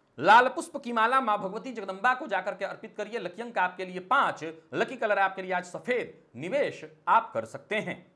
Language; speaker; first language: Hindi; native; Hindi